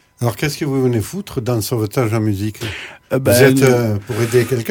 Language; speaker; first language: French; native; French